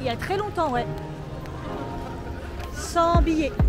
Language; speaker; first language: French; native; French